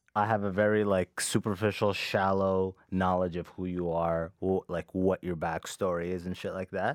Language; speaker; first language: English; early bilingual, other home language; Arabic